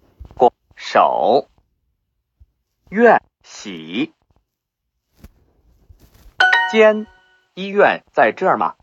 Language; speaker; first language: Chinese; non-native, learner; English